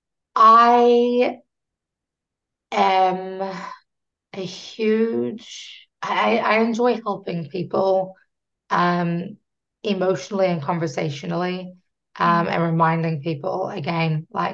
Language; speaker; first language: English; native; English